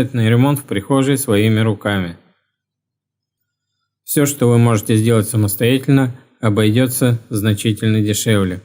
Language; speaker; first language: Russian; native; Russian